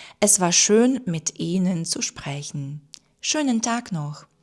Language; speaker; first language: German; non-native, fluent; Ukrainian